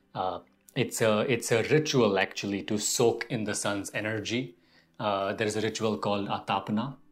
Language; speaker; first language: English; non-native, local second language; Gujarati